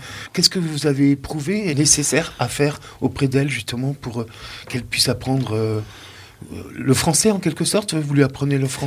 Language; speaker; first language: French; native; French